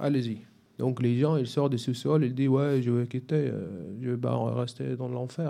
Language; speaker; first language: French; non-native, fluent; Arabic